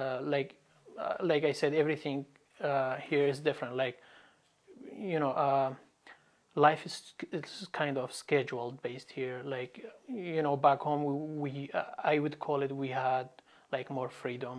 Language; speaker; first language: English; non-native, fluent; Arabic